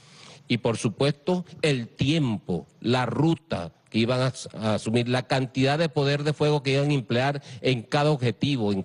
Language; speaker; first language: Spanish; native; Spanish